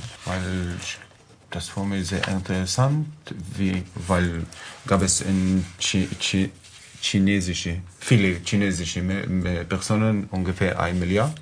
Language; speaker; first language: German; non-native, learner; Arabic